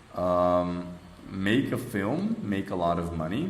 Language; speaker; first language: English; non-native, fluent; Portuguese